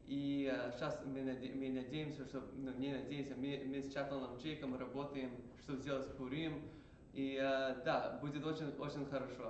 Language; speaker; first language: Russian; early bilingual, heritage; English